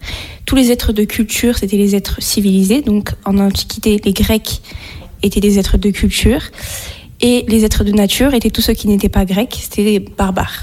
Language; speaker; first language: French; native; French